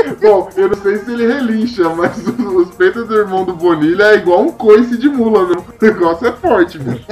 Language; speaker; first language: Portuguese; native; Portuguese